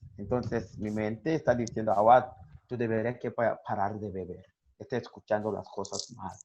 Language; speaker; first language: Spanish; non-native, learner; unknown